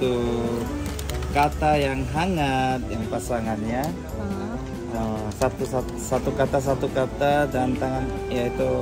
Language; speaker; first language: Indonesian; non-native, learner; Korean